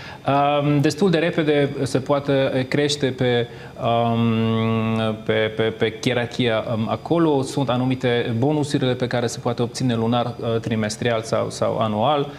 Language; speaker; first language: Romanian; non-native, fluent; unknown